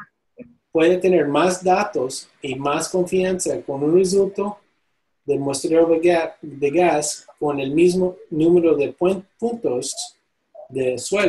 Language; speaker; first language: Spanish; non-native, fluent; English